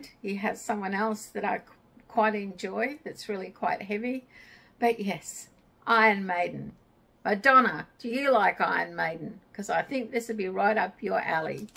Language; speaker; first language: English; native; English